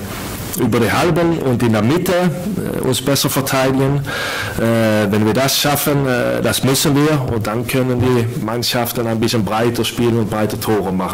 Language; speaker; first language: German; non-native, fluent; Swedish